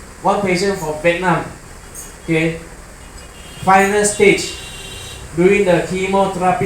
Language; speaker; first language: English; non-native, learner; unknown